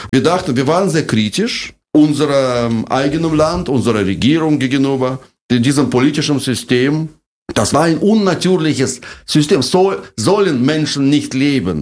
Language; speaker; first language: German; non-native, fluent; Russian